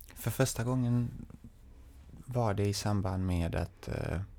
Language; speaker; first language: Swedish; non-native, fluent; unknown